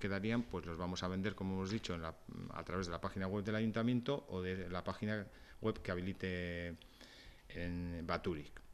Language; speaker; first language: Spanish; native; Spanish